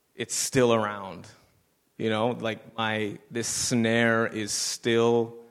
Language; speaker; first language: English; native; English